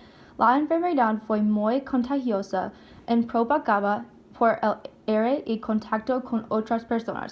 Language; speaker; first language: Spanish; non-native, learner; English